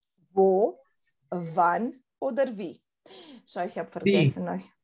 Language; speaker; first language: German; non-native, fluent; Romanian